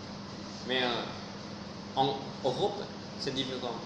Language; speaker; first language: French; non-native, fluent; Vietnamese